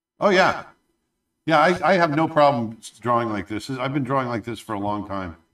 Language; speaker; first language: English; native; English